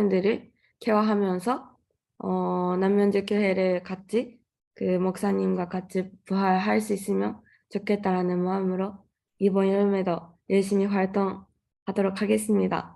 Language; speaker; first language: Korean; non-native, fluent; Japanese